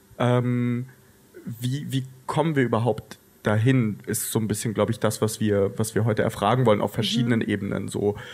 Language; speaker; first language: German; early bilingual, other home language; Russian